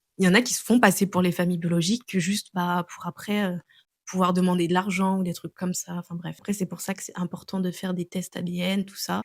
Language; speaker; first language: French; native; French